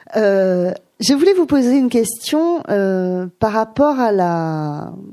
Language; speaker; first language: French; native; French